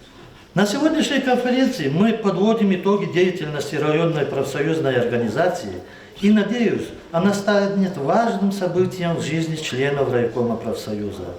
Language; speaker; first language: Russian; non-native, local second language; Lezghian